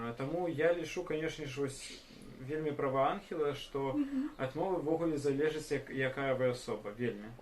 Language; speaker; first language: Belarusian; non-native, local second language; Russian